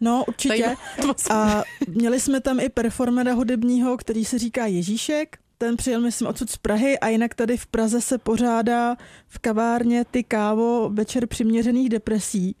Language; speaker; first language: Czech; native; Czech